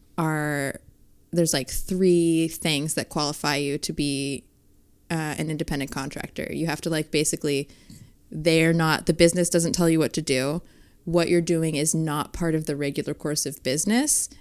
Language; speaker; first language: English; native; English